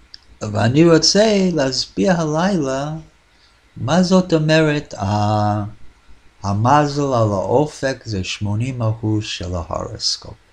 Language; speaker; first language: Hebrew; non-native, fluent; English